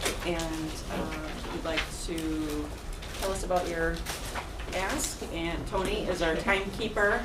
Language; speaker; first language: English; native; English